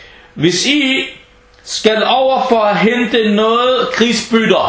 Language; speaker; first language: Danish; early bilingual, other home language; Arabic